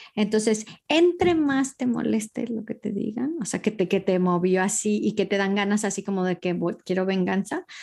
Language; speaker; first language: Spanish; early bilingual, heritage; Spanish